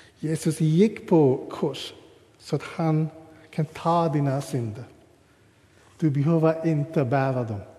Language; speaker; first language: Swedish; non-native, fluent; English